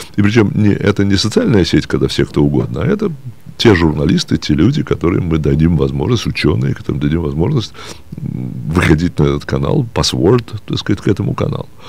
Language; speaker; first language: Russian; native; Russian